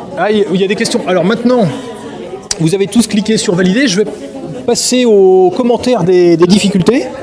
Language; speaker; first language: French; native; French